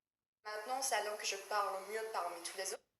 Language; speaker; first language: French; non-native, fluent; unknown